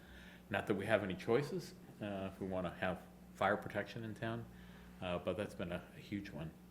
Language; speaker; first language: English; native; English